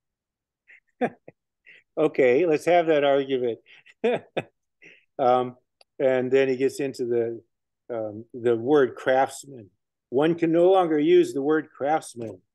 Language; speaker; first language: English; native; English